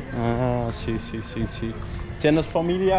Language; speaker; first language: Spanish; non-native, learner; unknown